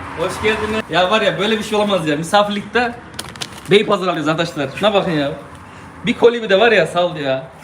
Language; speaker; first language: Turkish; early bilingual, heritage; Turkish